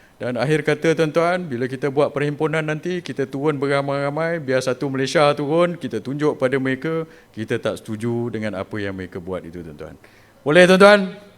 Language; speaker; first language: Malay; native; Malay